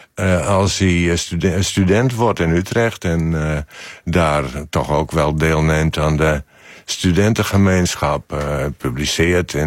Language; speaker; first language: Dutch; native; Dutch